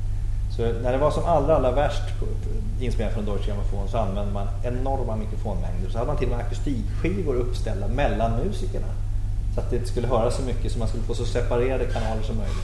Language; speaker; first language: Swedish; native; Swedish